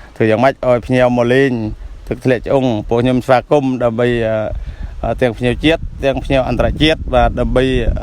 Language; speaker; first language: Khmer; non-native, local second language; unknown